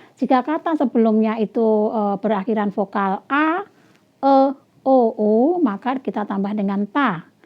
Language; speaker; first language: Indonesian; native; Indonesian